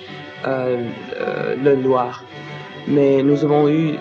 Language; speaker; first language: French; non-native, learner; Danish